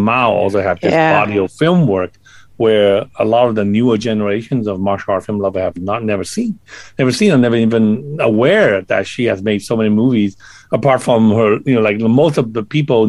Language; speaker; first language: English; non-native, local second language; Cantonese